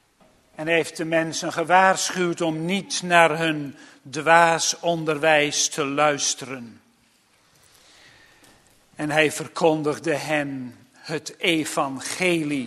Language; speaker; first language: Dutch; native; Dutch